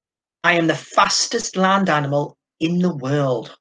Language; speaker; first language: English; native; English